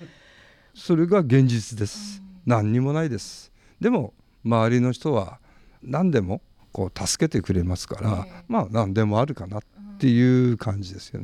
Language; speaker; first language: Japanese; native; Japanese